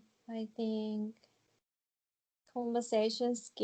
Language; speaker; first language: English; non-native, learner; Japanese